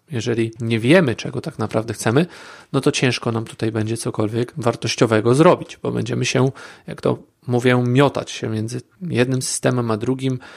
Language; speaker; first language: Polish; native; Polish